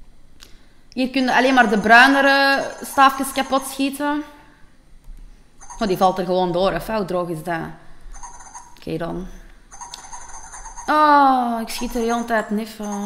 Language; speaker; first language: Dutch; native; Dutch